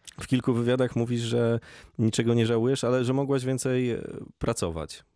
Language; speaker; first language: Polish; native; Polish